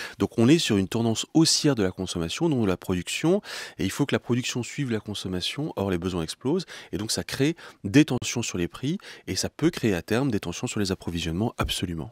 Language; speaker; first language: French; native; French